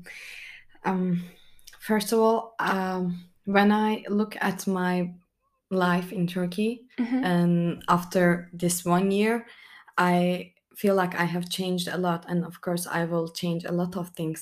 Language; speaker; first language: English; non-native, fluent; Turkish